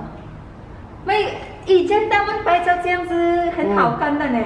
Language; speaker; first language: Chinese; non-native, learner; Filipino